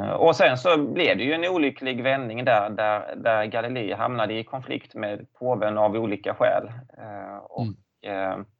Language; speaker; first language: Swedish; native; Swedish